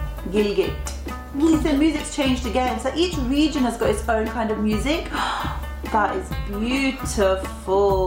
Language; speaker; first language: English; early bilingual, other home language; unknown